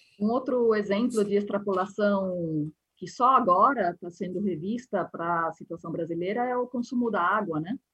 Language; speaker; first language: Portuguese; non-native, fluent; Spanish